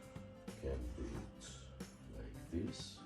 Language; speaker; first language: English; non-native, learner; Arabic